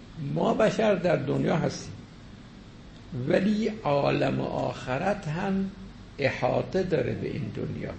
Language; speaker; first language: Persian; native; Persian